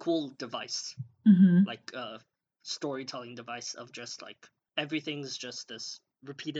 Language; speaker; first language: English; native; English